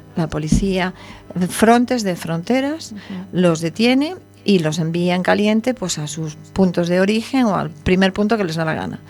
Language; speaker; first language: Spanish; native; Spanish